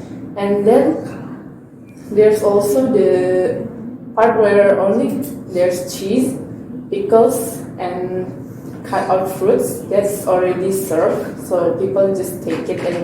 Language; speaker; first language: English; non-native, learner; Indonesian